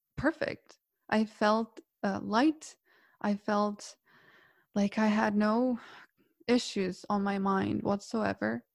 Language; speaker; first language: English; non-native, fluent; Croatian